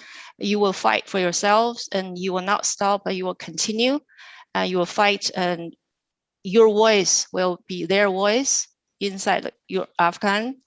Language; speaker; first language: English; non-native, fluent; Chinese